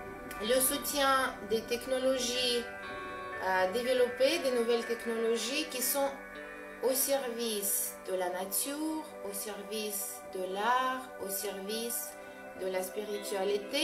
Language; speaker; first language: French; non-native, fluent; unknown